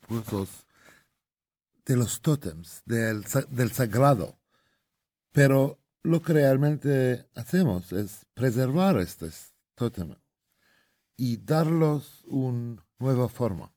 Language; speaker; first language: Spanish; non-native, fluent; Arabic